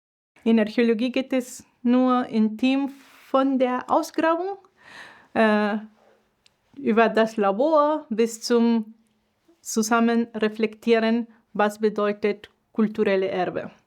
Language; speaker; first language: German; non-native, fluent; Spanish